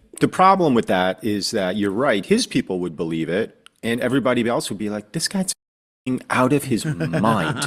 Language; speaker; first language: English; native; English